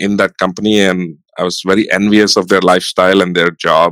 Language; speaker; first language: English; non-native, local second language; Hindi